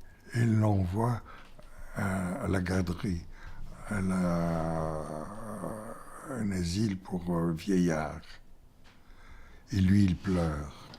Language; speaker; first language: French; non-native, fluent; Bulgarian